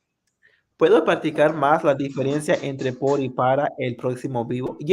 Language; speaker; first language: Spanish; non-native, fluent; English